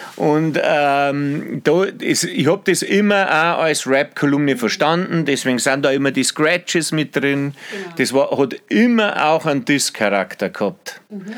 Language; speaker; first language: German; native; German